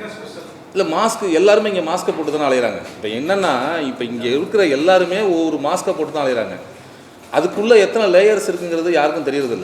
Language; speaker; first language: Tamil; native; Tamil